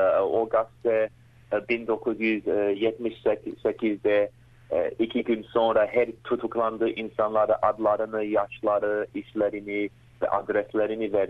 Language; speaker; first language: Turkish; early bilingual, heritage; Turkish